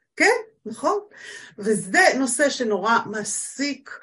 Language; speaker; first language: Hebrew; native; Hebrew